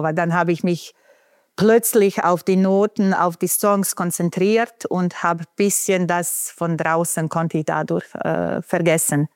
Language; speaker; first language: German; non-native, fluent; Bosnian